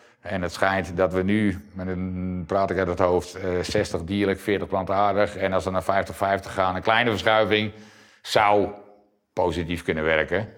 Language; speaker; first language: Dutch; native; Dutch